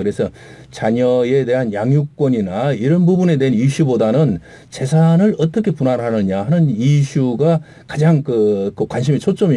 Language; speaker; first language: Korean; native; Korean